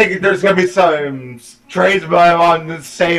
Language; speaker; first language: English; native; English